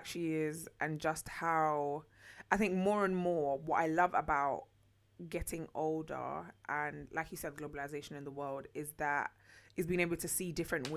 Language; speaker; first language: English; early bilingual, other home language; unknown